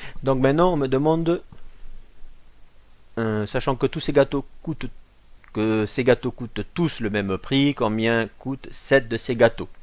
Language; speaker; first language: French; native; French